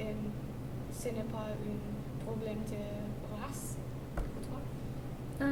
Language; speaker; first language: French; non-native, learner; English